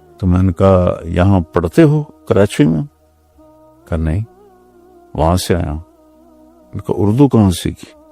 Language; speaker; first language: Urdu; non-native, local second language; Punjabi